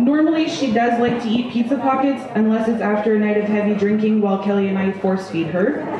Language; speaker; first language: English; native; English